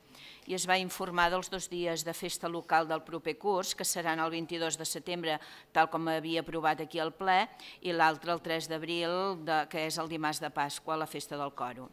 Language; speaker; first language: Catalan; native; Catalan